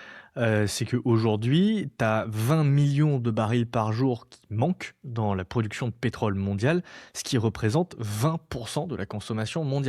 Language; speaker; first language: French; native; French